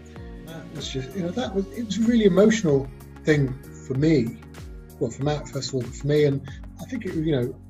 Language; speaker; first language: English; native; English